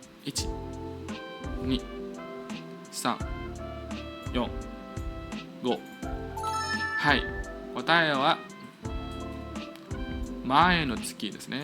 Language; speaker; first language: Japanese; non-native, fluent; Indonesian